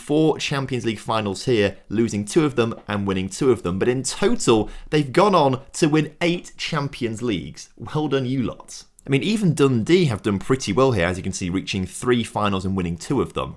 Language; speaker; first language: English; native; English